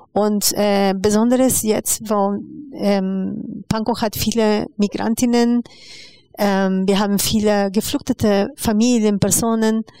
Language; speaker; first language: German; non-native, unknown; Spanish